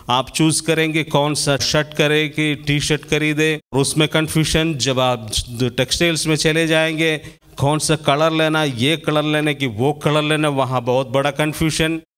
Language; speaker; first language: Hindi; non-native, local second language; Malayalam